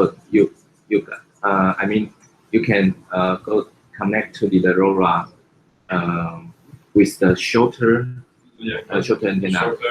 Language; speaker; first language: English; non-native, fluent; Chinese